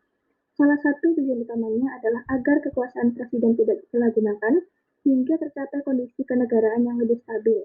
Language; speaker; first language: Indonesian; native; Indonesian